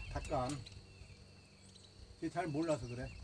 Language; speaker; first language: Korean; native; Korean